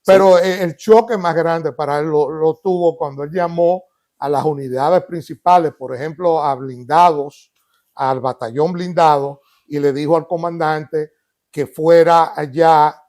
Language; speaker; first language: Spanish; native; Spanish